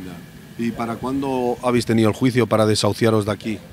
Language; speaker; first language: Spanish; native; Spanish